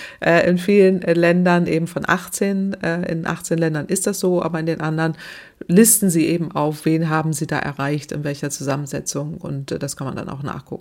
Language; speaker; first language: German; native; German